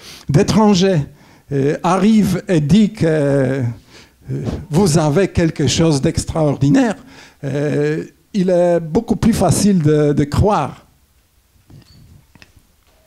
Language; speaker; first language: French; non-native, fluent; Polish